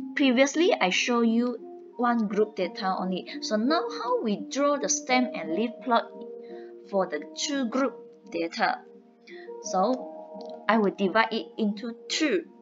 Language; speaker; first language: English; non-native, local second language; Chinese